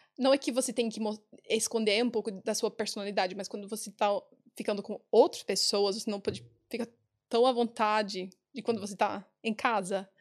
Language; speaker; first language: Portuguese; non-native, fluent; English